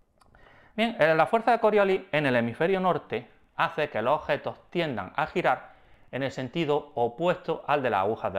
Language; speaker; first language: Spanish; native; Spanish